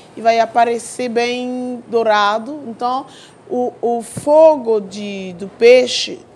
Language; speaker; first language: Portuguese; non-native, fluent; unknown